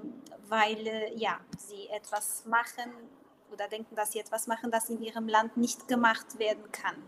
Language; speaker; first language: German; non-native, local second language; Portuguese